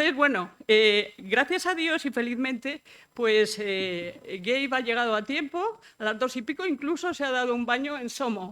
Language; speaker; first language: Spanish; native; Spanish